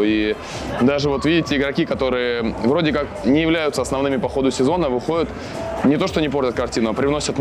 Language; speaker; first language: Russian; native; Russian